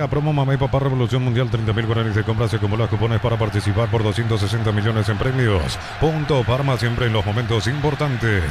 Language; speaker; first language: Spanish; native; Spanish